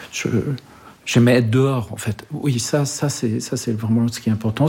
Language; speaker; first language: French; early bilingual, other home language; Arabic